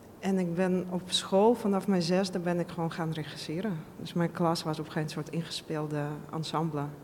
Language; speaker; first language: Dutch; non-native, fluent; Russian